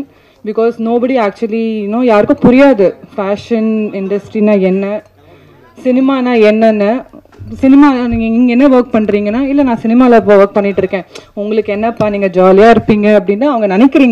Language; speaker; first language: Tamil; non-native, learner; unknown